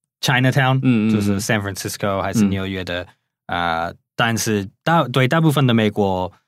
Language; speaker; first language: Chinese; non-native, fluent; English